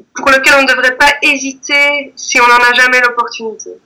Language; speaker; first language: French; native; French